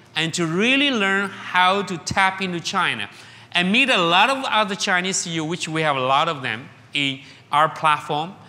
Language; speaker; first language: English; non-native, fluent; Chinese